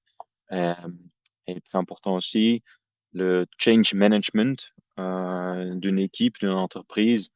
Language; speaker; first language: French; non-native, fluent; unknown